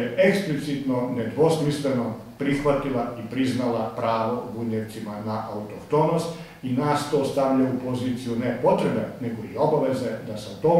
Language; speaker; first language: Serbian; native; Serbian